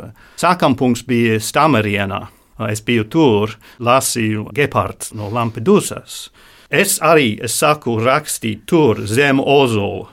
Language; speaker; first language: Latvian; non-native, learner; English